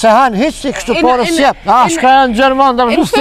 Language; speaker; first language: German; non-native, learner; Albanian